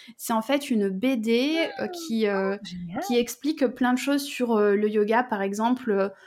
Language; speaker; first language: French; native; French